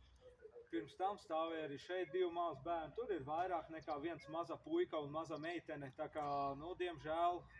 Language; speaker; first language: Latvian; native; Latvian